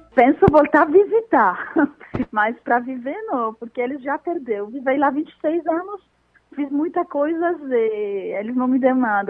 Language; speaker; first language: Portuguese; non-native, learner; Arabic